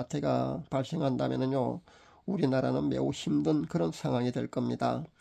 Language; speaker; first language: Korean; native; Korean